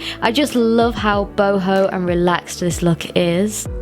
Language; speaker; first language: English; native; English